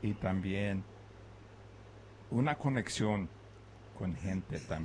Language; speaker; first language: Spanish; early bilingual, other home language; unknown